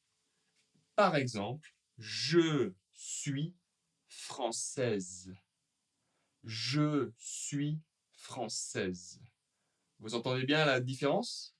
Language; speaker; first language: French; native; French